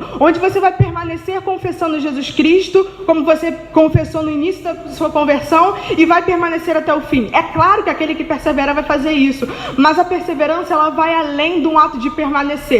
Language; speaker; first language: Portuguese; native; Portuguese